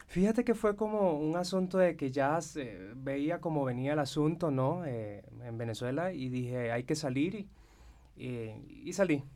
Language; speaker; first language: Spanish; native; Spanish